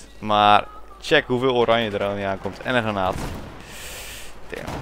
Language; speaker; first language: Dutch; native; Dutch